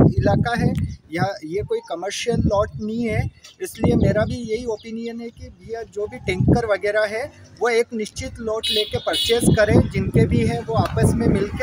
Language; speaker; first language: Hindi; native; Hindi